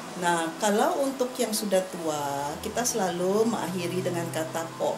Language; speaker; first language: Indonesian; non-native, fluent; Filipino